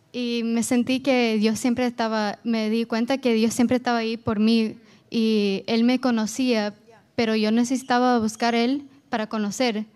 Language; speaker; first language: Spanish; non-native, fluent; Portuguese